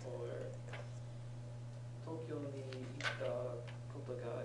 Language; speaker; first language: Japanese; non-native, learner; English